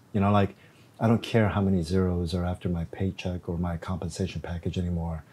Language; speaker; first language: English; non-native, fluent; Korean